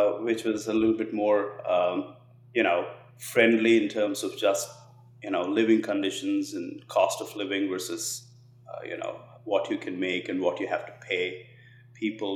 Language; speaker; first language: English; non-native, local second language; Telugu